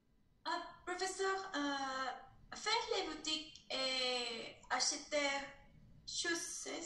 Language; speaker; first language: French; non-native, learner; Spanish